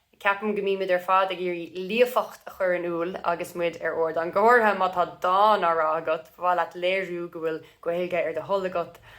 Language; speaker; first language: Irish; non-native, local second language; English